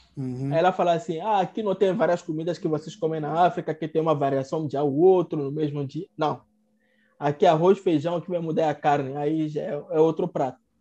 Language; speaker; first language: Portuguese; non-native, fluent; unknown